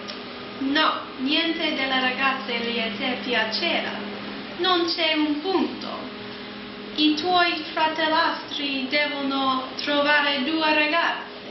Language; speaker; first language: Italian; non-native, learner; English